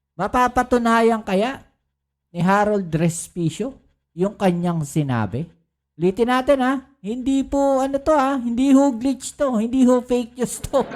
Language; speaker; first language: Filipino; native; Filipino